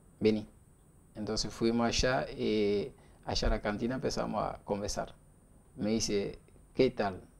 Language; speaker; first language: Spanish; non-native, learner; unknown